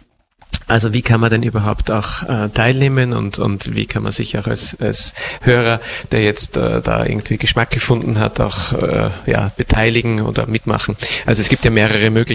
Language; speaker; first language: German; native; German